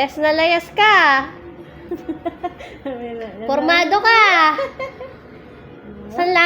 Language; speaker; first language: Filipino; native; Filipino